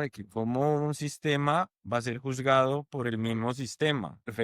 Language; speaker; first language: Spanish; native; Spanish